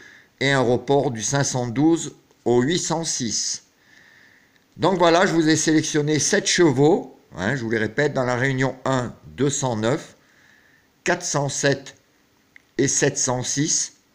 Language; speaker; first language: French; native; French